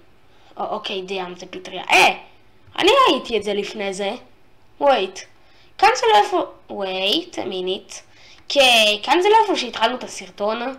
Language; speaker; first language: Hebrew; native; Hebrew